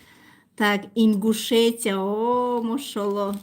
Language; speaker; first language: Russian; non-native, fluent; Tajik